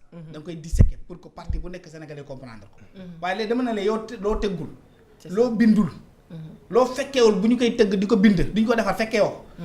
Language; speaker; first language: Wolof; non-native, local second language; Fula